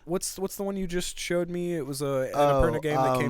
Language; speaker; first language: English; native; English